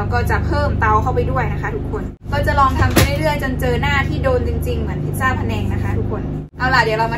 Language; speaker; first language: Thai; native; Thai